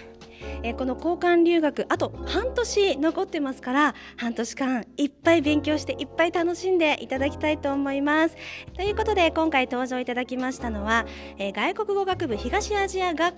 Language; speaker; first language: Japanese; native; Japanese